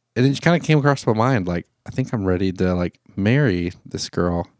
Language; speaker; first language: English; native; English